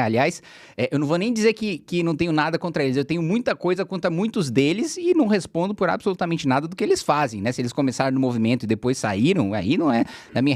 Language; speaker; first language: Portuguese; native; Portuguese